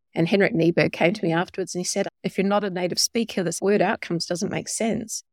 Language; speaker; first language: English; native; English